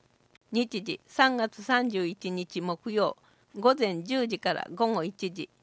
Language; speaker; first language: Japanese; native; Japanese